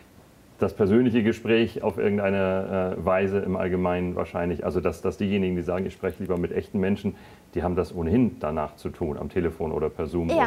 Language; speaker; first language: German; native; German